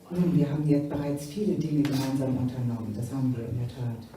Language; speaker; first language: German; native; German